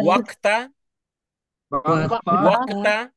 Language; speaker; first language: Arabic; non-native, learner; Indonesian